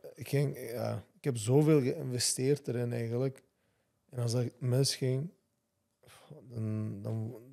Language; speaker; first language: Dutch; non-native, local second language; Turkish